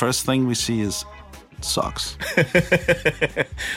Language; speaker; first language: English; non-native, fluent; Danish